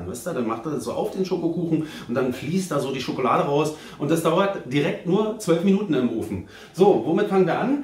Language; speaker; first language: German; native; German